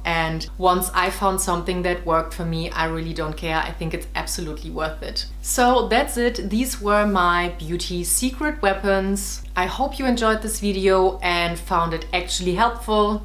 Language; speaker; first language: English; non-native, fluent; German